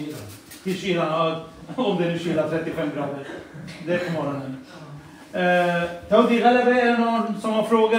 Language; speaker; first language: Swedish; early bilingual, other home language; Assyrian Neo-Aramaic